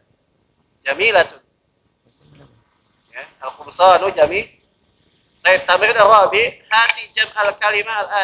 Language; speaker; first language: Arabic; non-native, fluent; Indonesian